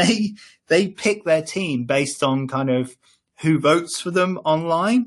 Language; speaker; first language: English; native; English